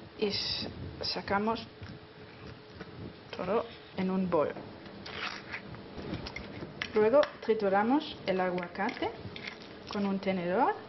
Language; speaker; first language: Spanish; non-native, fluent; German